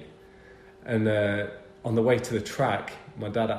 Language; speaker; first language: English; native; English